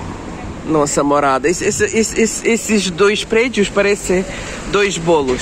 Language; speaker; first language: Portuguese; non-native, fluent; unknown